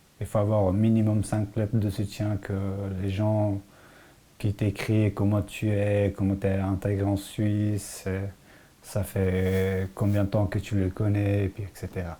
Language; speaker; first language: French; non-native, fluent; Persian